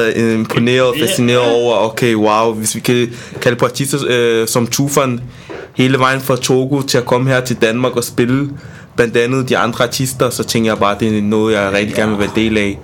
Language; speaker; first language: Danish; non-native, fluent; Ewe